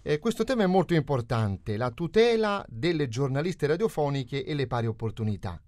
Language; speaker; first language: Italian; native; Italian